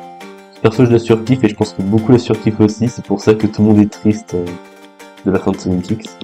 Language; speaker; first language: French; native; French